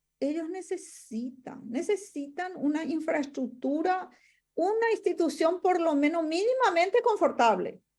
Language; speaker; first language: Spanish; non-native, local second language; Guarani